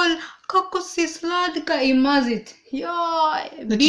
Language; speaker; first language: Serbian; non-native, learner; English